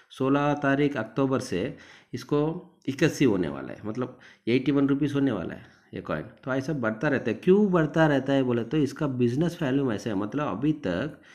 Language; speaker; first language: Hindi; non-native, local second language; Telugu